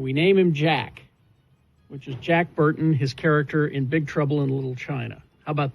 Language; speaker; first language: English; native; English